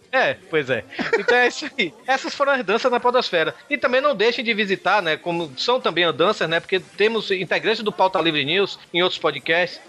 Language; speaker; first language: Portuguese; native; Portuguese